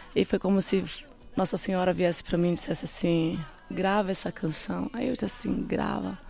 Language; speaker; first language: Portuguese; native; Portuguese